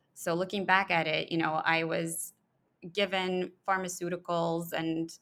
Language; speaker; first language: English; early bilingual, other home language; Russian